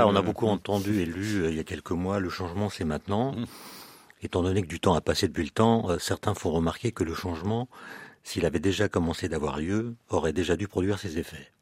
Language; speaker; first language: French; native; French